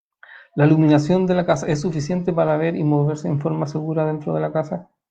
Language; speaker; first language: Spanish; native; Spanish